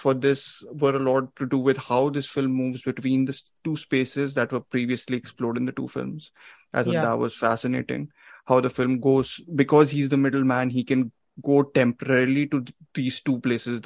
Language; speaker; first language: English; non-native, local second language; Hindi